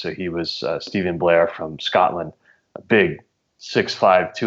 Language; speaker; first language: English; native; English